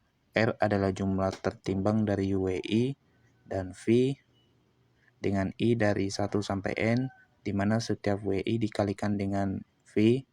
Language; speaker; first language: Indonesian; native; Indonesian